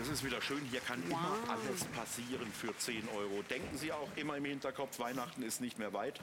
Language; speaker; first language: German; native; German